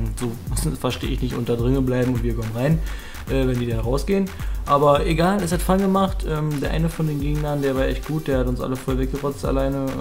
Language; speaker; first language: German; native; German